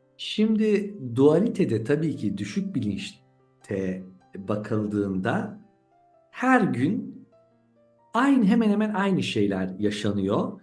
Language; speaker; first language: Turkish; native; Turkish